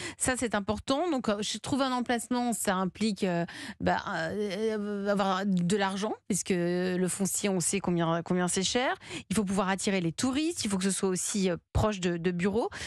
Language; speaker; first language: French; native; French